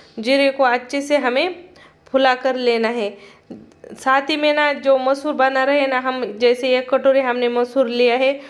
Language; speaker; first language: Hindi; non-native, local second language; Marathi